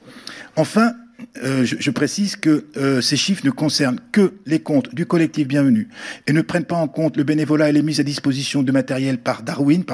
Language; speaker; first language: French; native; French